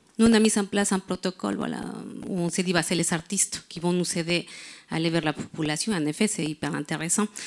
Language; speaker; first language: French; non-native, fluent; Spanish